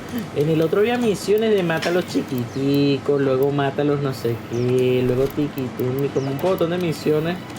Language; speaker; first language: Spanish; native; Spanish